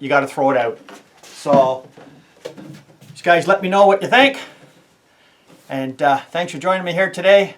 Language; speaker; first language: English; native; English